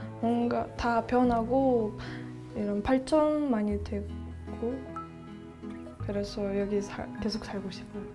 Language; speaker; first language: Korean; non-native, fluent; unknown